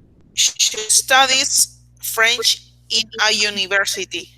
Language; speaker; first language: English; non-native, learner; Spanish